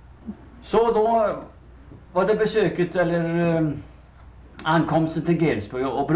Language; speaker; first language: Swedish; native; Swedish